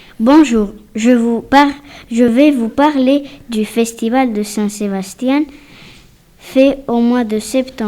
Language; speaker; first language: French; non-native, learner; Spanish